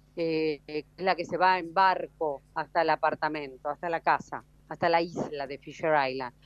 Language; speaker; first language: Spanish; native; Spanish